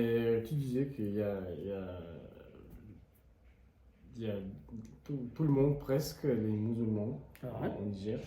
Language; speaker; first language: French; non-native, fluent; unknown